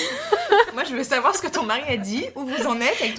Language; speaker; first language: French; native; French